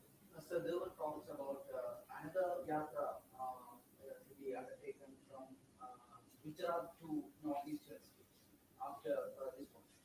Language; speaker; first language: English; non-native, local second language; Malayalam